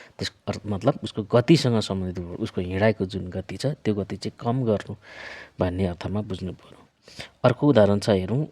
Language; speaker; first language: Nepali; native; Nepali